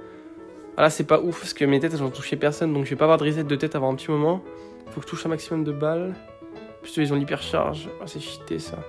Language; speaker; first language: French; native; French